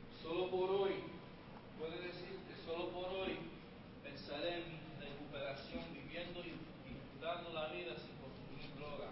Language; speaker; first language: Spanish; native; Spanish